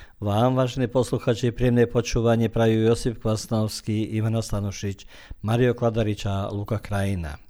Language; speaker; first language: Slovak; early bilingual, heritage; Slovak